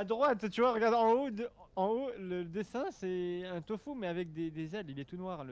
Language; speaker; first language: French; native; French